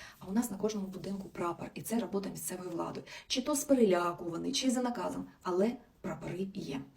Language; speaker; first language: Ukrainian; non-native, local second language; Russian